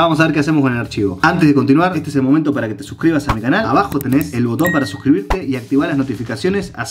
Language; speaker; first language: Spanish; native; Spanish